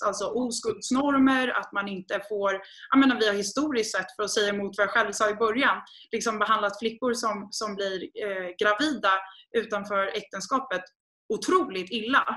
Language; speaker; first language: Swedish; native; Swedish